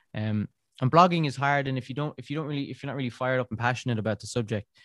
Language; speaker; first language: English; native; English